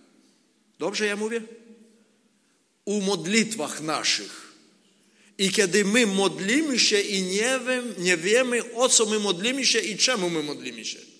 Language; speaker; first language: Polish; non-native, learner; Ukrainian